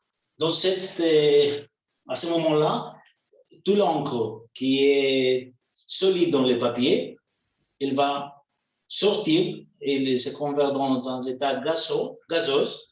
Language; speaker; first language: French; non-native, fluent; Spanish